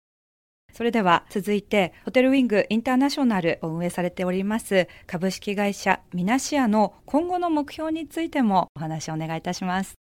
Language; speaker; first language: Japanese; native; Japanese